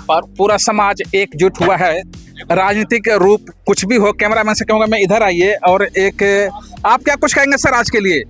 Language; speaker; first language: Hindi; native; Hindi